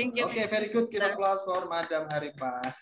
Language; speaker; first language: English; non-native, learner; Indonesian